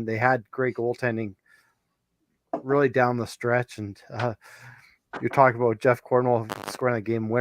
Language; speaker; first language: English; native; English